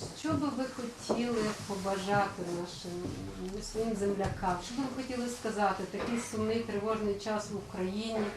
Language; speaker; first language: Ukrainian; native; Ukrainian